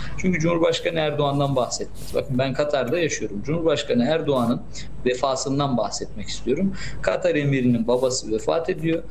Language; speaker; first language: Turkish; native; Turkish